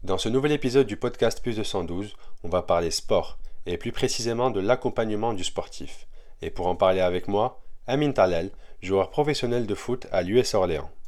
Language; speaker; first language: French; non-native, local second language; Arabic